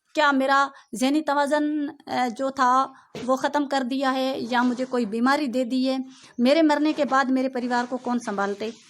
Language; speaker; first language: Urdu; non-native, local second language; Sindhi